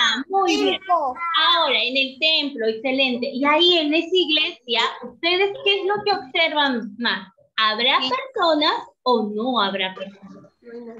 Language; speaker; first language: Spanish; native; Spanish